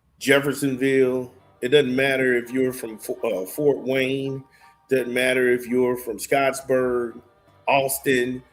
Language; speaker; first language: English; native; English